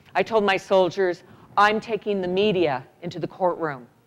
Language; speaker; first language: English; native; English